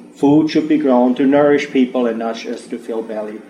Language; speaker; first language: English; non-native, fluent; German